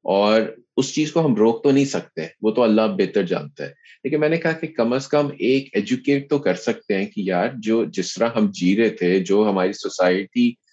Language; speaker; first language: Urdu; native; Urdu